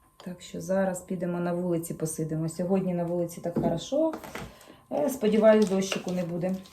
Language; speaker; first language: Ukrainian; native; Ukrainian